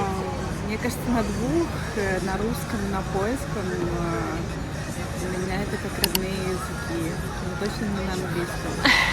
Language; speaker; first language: Russian; native; Russian